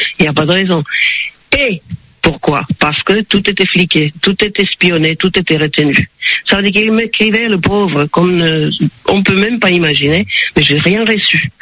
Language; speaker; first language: French; non-native, fluent; Slovak